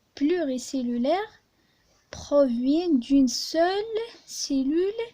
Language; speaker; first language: French; non-native, local second language; Arabic